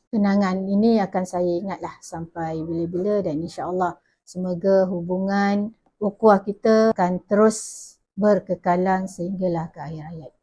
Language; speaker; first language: Malay; native; Malay